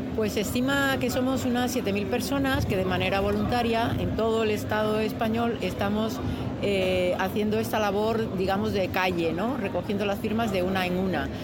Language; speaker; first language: Spanish; native; Spanish